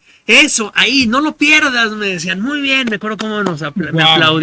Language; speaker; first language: Spanish; native; Spanish